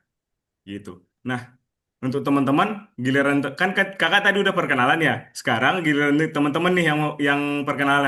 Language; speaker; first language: Indonesian; native; Indonesian